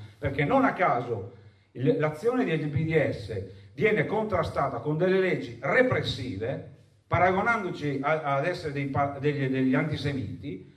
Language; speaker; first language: Italian; native; Italian